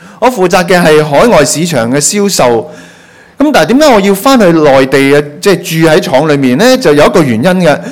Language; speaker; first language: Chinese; non-native, local second language; Cantonese